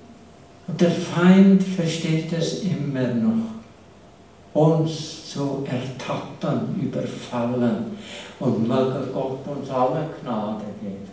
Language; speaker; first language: German; non-native, fluent; English